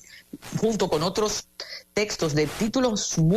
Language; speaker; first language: Spanish; native; Spanish